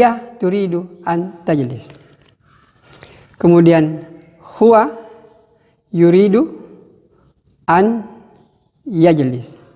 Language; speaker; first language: Arabic; non-native, fluent; Indonesian